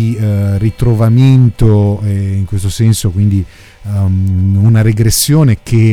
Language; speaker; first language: Italian; native; Italian